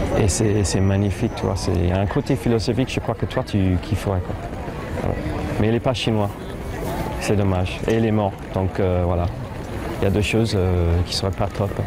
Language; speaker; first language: French; non-native, fluent; English